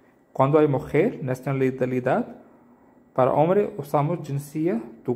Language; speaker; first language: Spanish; non-native, learner; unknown